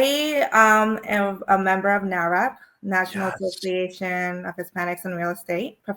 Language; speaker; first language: English; native; English